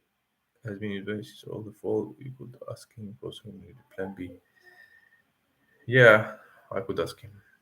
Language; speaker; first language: English; non-native, fluent; Arabic